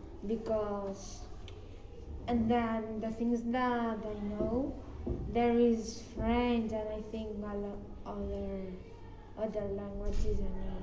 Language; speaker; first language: English; non-native, learner; Catalan